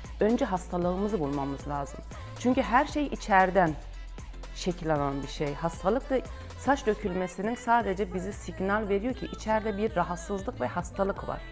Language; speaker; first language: Turkish; non-native, fluent; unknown